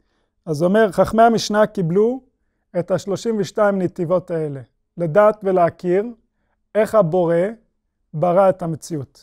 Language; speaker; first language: Hebrew; non-native, fluent; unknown